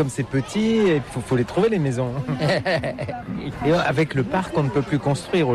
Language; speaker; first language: French; native; French